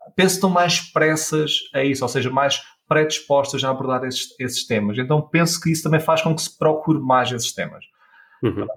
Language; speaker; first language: Portuguese; native; Portuguese